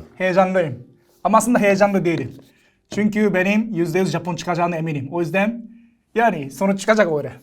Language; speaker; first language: Turkish; non-native, learner; Japanese